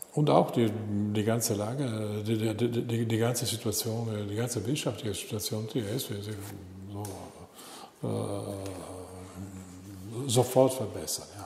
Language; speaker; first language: German; non-native, learner; Italian